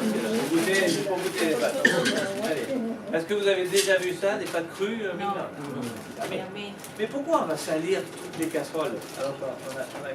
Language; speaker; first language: French; native; French